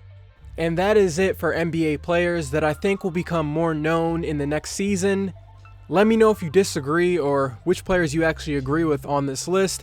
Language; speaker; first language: English; native; English